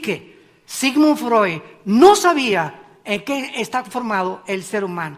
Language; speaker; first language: Spanish; native; Spanish